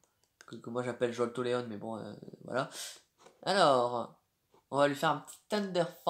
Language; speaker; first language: French; native; French